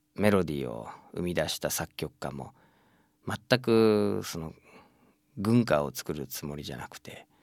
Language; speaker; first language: Japanese; non-native, fluent; English